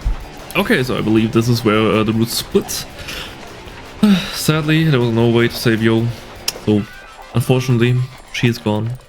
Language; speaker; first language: English; native; English